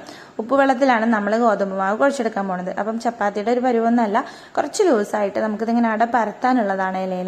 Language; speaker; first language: Malayalam; native; Malayalam